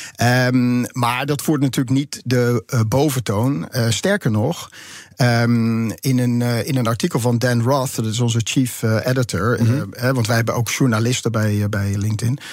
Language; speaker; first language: Dutch; native; Dutch